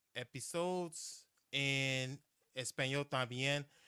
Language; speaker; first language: Spanish; non-native, learner; English